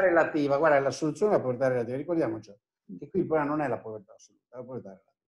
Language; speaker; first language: Italian; native; Italian